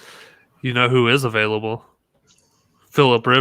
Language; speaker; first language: English; native; English